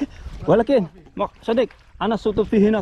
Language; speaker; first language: Arabic; non-native, learner; Indonesian